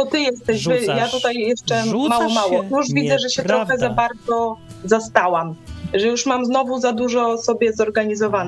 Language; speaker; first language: Polish; native; Polish